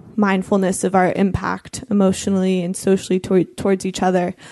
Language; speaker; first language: English; native; English